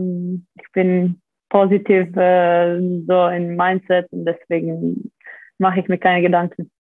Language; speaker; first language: German; non-native, fluent; Slovenian